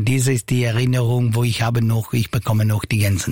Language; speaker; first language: German; non-native, local second language; Italian